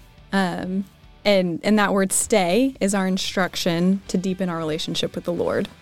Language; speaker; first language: English; native; English